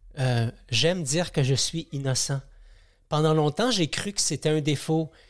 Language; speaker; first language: French; native; French